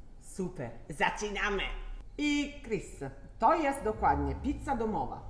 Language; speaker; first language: Polish; non-native, learner; Italian